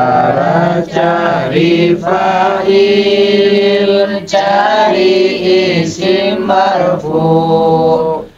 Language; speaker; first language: Arabic; non-native, learner; Indonesian